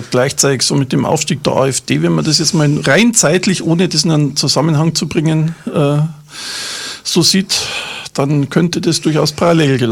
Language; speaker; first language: German; native; German